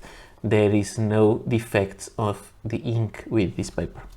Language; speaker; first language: English; non-native, fluent; Portuguese